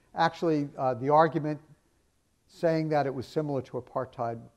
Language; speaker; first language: English; native; English